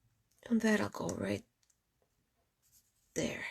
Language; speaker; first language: English; native; English